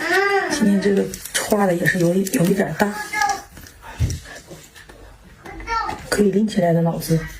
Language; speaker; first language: Chinese; native; Chinese